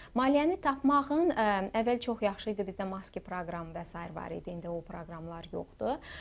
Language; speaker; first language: Azerbaijani; native; Azerbaijani